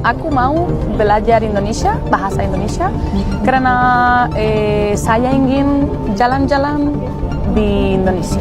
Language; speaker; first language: Indonesian; non-native, learner; Spanish